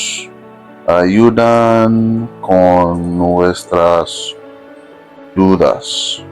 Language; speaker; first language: Spanish; non-native, fluent; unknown